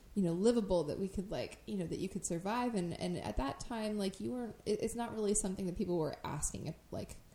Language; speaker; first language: English; native; English